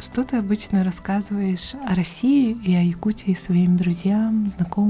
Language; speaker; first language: Russian; native; Russian